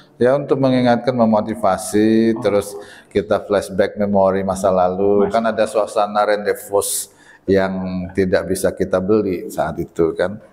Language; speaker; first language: Indonesian; native; Indonesian